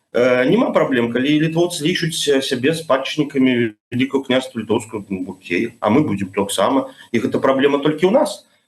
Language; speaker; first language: Belarusian; non-native, local second language; Russian